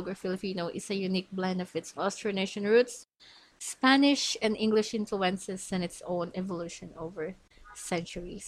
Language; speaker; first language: English; non-native, local second language; Filipino